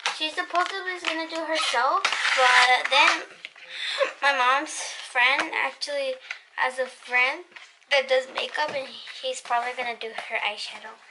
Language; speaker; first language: English; early bilingual, other home language; Spanish